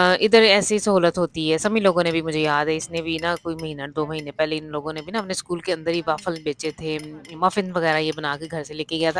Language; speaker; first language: Urdu; non-native, local second language; Punjabi